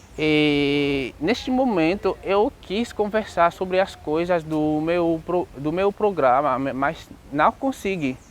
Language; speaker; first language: Portuguese; non-native, learner; Haitian Creole